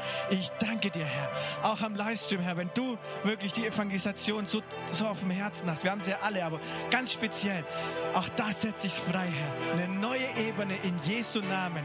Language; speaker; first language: German; native; German